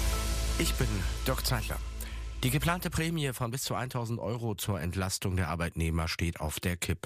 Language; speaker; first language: German; native; German